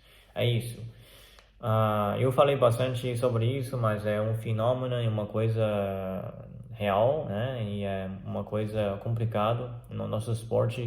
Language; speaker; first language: Portuguese; non-native, learner; Chinese